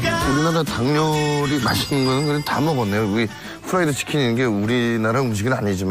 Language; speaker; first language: Korean; native; Korean